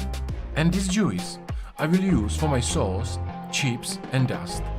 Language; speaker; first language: English; non-native, fluent; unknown